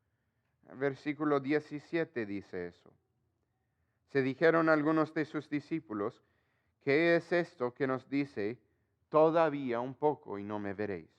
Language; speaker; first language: Spanish; non-native, fluent; English